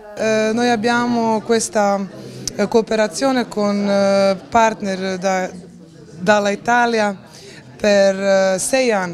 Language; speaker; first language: Italian; non-native, learner; Croatian